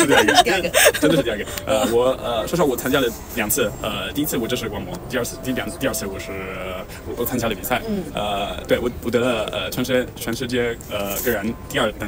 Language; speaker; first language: Chinese; non-native, fluent; Italian